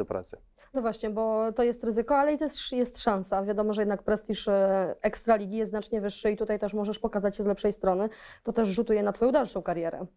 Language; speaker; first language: Polish; native; Polish